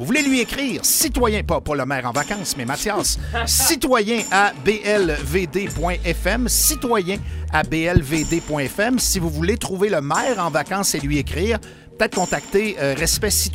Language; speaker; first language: French; native; French